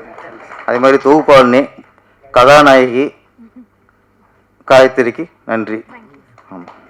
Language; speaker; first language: Tamil; native; Tamil